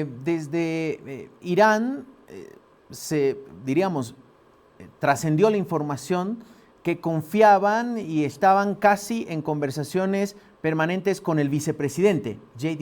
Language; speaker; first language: Spanish; native; Spanish